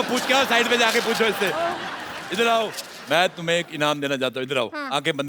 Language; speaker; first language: Hindi; native; Hindi